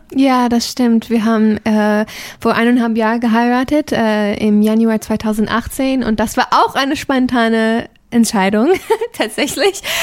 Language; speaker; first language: German; non-native, fluent; English